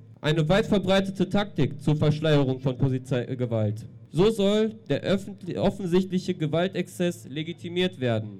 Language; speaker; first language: German; native; German